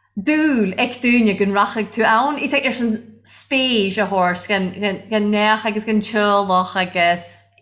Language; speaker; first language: Irish; non-native, local second language; English